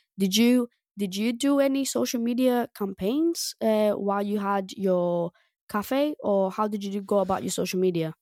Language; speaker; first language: English; non-native, fluent; Greek